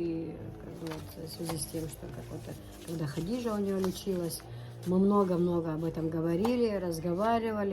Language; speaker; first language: Russian; non-native, local second language; Chechen